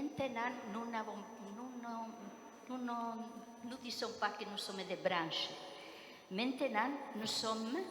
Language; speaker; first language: French; non-native, fluent; Spanish